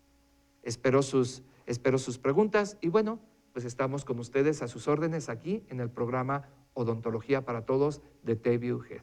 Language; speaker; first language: Spanish; native; Spanish